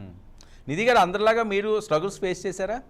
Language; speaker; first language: Telugu; native; Telugu